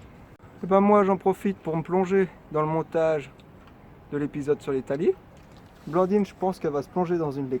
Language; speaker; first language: French; native; French